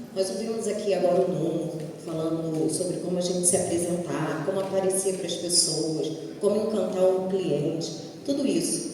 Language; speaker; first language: Portuguese; native; Portuguese